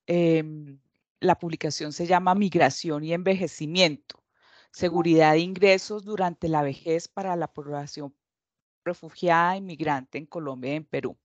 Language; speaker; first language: Spanish; native; Spanish